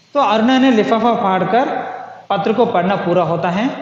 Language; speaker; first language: Hindi; non-native, local second language; Telugu